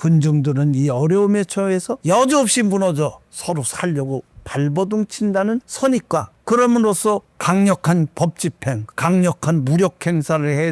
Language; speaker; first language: Korean; native; Korean